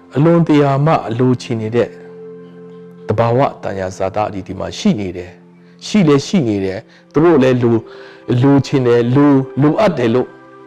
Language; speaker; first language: Burmese; non-native, local second language; Kachin